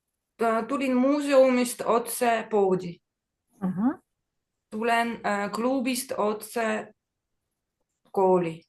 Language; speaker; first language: Estonian; non-native, learner; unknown